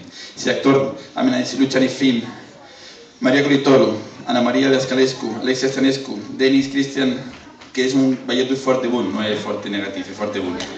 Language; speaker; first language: Romanian; non-native, learner; Spanish